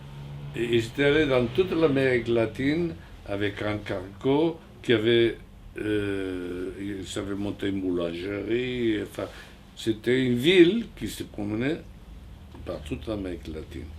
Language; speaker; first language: French; non-native, fluent; Spanish